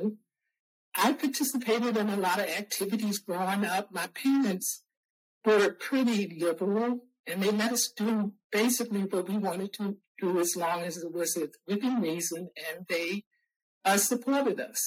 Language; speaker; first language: English; native; English